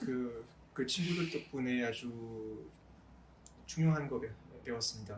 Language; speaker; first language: Korean; non-native, fluent; French